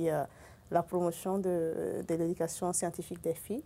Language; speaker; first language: French; non-native, local second language; Bambara